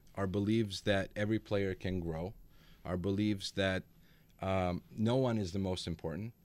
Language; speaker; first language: English; early bilingual, other home language; Macedonian